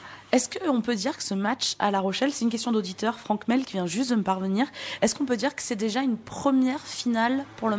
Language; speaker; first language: French; native; French